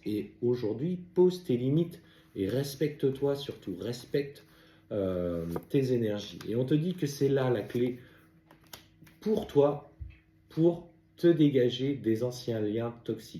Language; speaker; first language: French; native; French